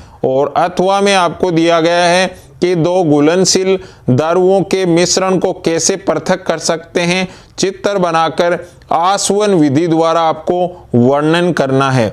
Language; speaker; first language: Hindi; native; Hindi